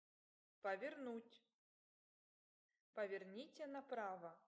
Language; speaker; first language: Russian; non-native, learner; English